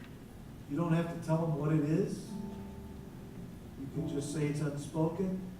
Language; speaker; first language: English; native; English